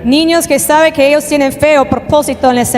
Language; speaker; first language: Spanish; native; Spanish